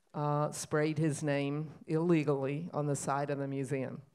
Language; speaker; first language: English; native; English